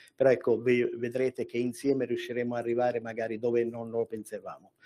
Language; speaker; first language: Italian; native; Italian